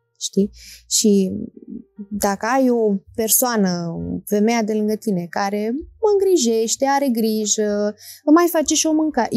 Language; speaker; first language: Romanian; early bilingual, heritage; Romanian